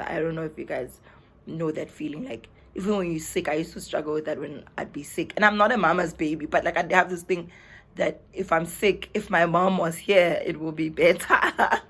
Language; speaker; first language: English; non-native, local second language; Zulu